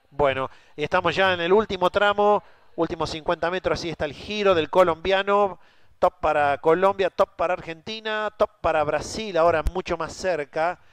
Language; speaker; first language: Spanish; native; Spanish